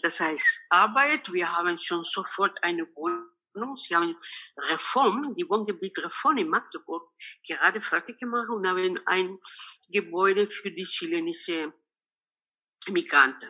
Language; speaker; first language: German; non-native, local second language; Spanish